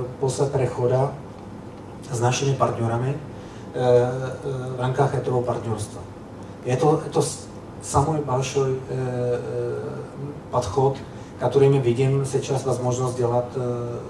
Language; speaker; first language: Russian; non-native, learner; Czech